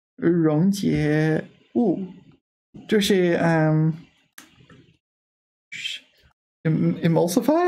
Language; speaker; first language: Chinese; non-native, learner; English